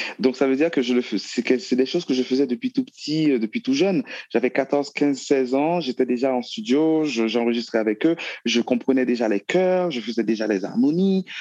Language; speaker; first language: French; non-native, local second language; Haitian Creole